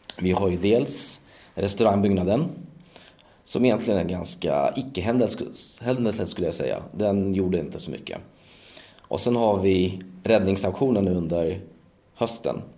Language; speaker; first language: Swedish; early bilingual, other home language; Polish